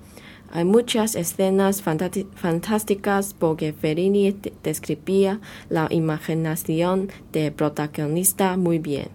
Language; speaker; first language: Spanish; non-native, learner; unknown